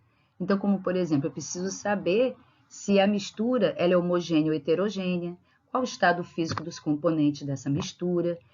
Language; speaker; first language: Portuguese; native; Portuguese